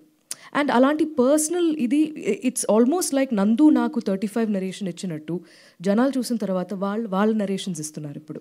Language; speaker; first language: Telugu; non-native, fluent; Malayalam